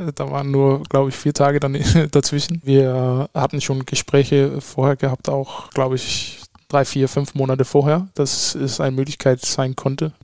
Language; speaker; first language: German; non-native, fluent; Danish